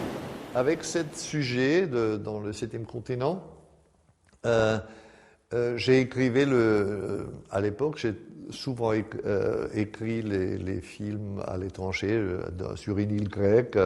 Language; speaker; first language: French; non-native, fluent; German